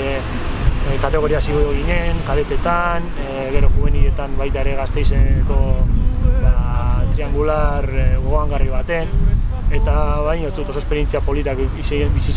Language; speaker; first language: Basque; native; Basque